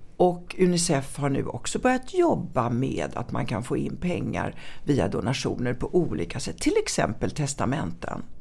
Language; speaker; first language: Swedish; early bilingual, other home language; Italian